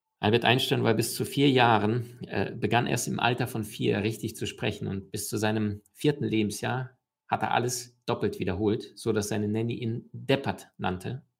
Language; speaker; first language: German; early bilingual, other home language; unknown